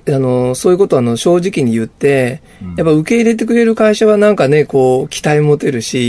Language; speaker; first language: Japanese; native; Japanese